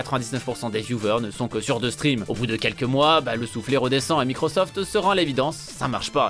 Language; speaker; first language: French; native; French